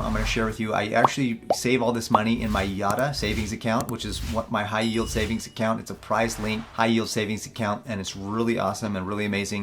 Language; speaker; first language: English; native; English